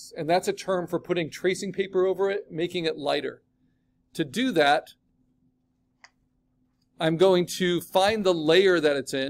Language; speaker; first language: English; native; English